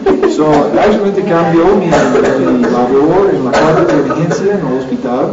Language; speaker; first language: Spanish; non-native, learner; English